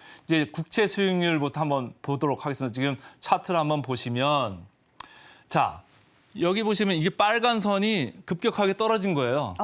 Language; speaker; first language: Korean; native; Korean